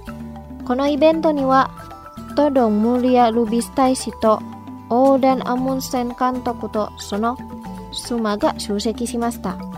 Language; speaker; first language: Japanese; non-native, fluent; Indonesian